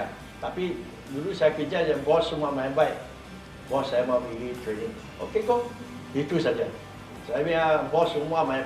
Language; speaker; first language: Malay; non-native, local second language; Chinese